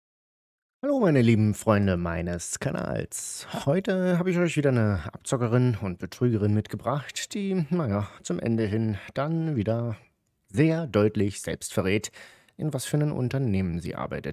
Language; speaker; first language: German; native; German